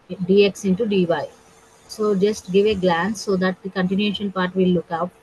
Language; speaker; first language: English; non-native, local second language; Telugu